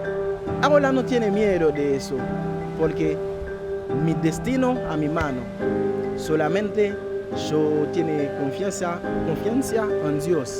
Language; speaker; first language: Spanish; non-native, learner; Haitian Creole